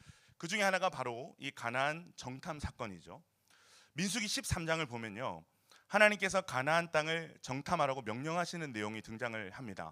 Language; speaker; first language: Korean; native; Korean